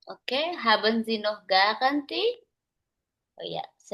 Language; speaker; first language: German; non-native, learner; Indonesian